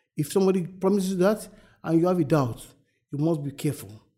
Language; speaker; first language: English; non-native, local second language; Yoruba